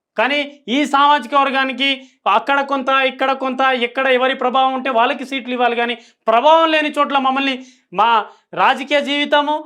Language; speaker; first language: Telugu; native; Telugu